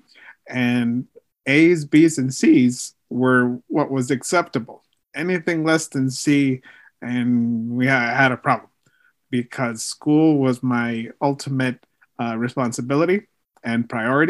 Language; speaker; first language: English; early bilingual, other home language; Spanish